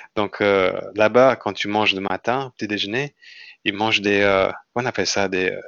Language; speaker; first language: French; non-native, fluent; Indonesian